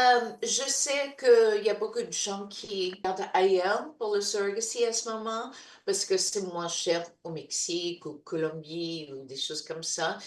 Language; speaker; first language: French; non-native, learner; English